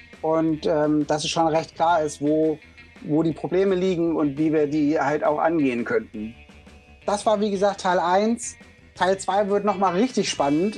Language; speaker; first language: German; native; German